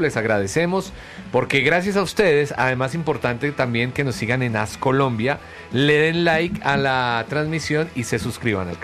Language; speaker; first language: Spanish; native; Spanish